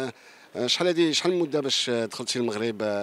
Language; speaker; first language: Arabic; native; Arabic